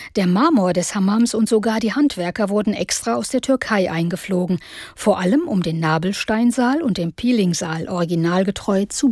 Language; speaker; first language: German; native; German